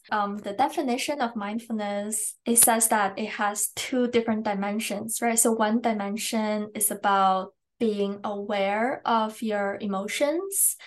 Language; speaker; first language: English; non-native, fluent; Chinese